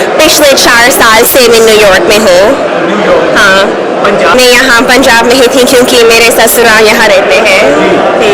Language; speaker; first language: Hindi; non-native, local second language; Punjabi